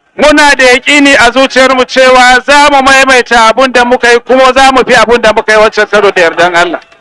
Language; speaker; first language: Hausa; native; Hausa